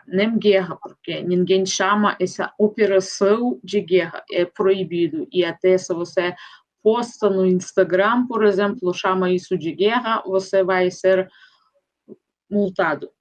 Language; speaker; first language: Portuguese; non-native, fluent; Russian